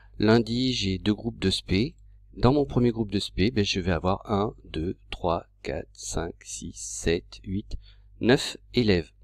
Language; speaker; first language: French; native; French